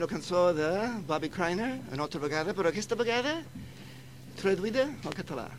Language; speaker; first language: Catalan; non-native, fluent; English